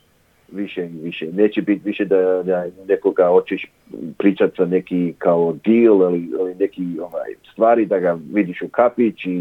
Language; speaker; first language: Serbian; early bilingual, heritage; English